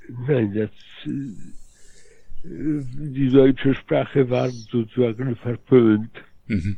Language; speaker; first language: German; non-native, fluent; Polish